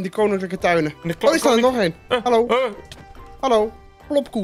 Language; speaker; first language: Dutch; native; Dutch